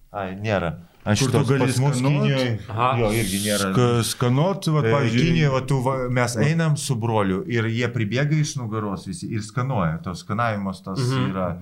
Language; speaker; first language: Lithuanian; non-native, local second language; Polish